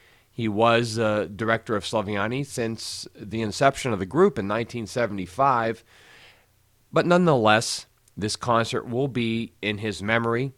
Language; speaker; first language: English; native; English